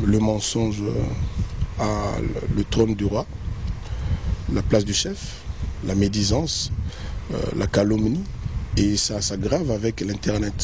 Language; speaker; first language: French; non-native, local second language; Lingala